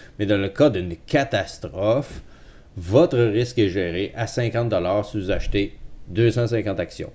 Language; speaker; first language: French; native; French